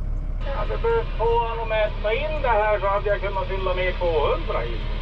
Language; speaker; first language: Swedish; native; Swedish